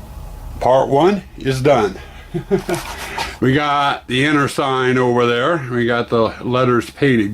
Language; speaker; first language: English; native; English